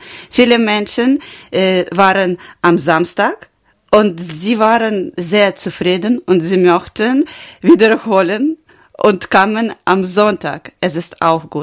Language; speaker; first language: German; non-native, learner; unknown